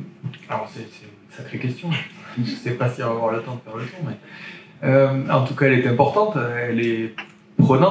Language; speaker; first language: French; native; French